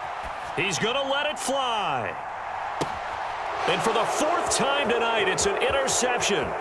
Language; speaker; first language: English; native; English